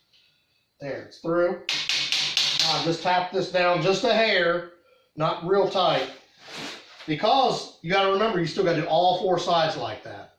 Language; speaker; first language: English; native; English